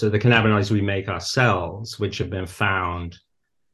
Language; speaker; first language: English; native; English